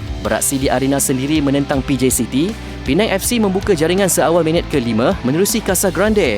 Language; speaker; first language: Malay; native; Malay